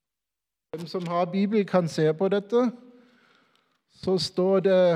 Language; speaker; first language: Norwegian; non-native, fluent; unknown